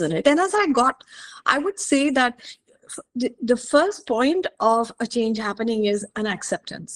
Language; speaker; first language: English; non-native, local second language; Hindi